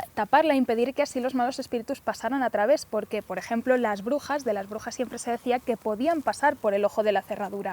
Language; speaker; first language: Spanish; native; Spanish